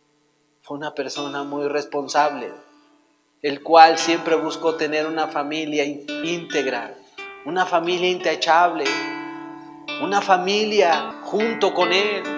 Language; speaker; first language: Spanish; native; Spanish